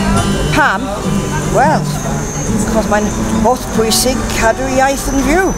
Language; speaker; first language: Welsh; non-native, learner; English